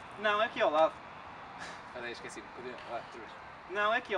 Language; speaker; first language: Portuguese; native; Portuguese